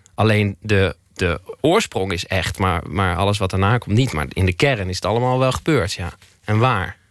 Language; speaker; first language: Dutch; native; Dutch